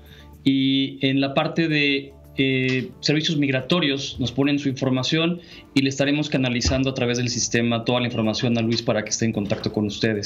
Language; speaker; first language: Spanish; native; Spanish